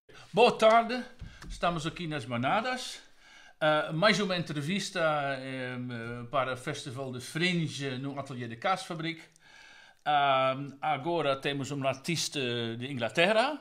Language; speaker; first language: Portuguese; non-native, learner; Dutch